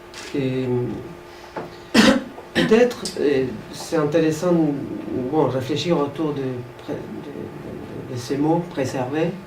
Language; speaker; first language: French; non-native, fluent; Spanish